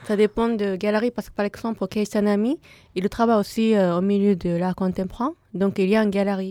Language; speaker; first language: French; non-native, fluent; Japanese